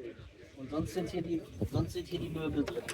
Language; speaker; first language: German; native; German